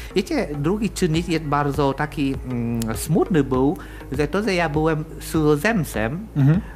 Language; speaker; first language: Polish; non-native, fluent; Vietnamese